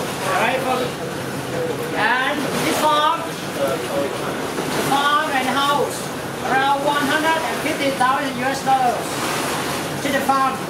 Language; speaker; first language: English; non-native, learner; Vietnamese